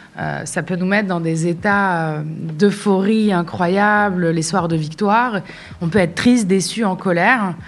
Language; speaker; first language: French; non-native, local second language; Arabic